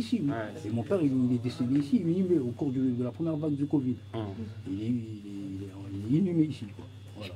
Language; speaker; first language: French; early bilingual, other home language; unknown